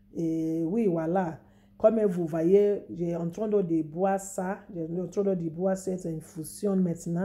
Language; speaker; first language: French; non-native, fluent; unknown